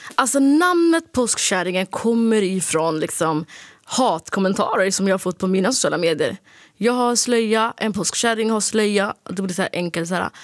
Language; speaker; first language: Swedish; early bilingual, other home language; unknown